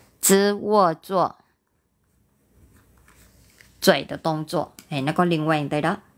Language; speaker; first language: Chinese; non-native, learner; Vietnamese